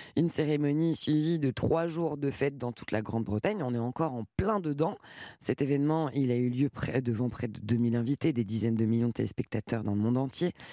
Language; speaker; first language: French; native; French